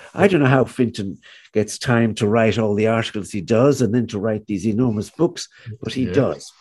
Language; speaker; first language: English; native; English